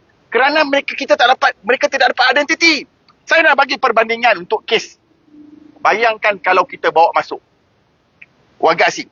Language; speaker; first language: Malay; native; Malay